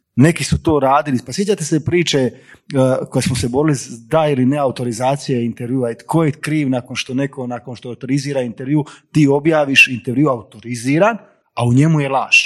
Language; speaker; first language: Croatian; native; Croatian